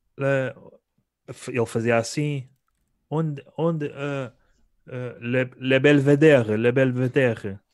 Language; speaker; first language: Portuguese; native; Portuguese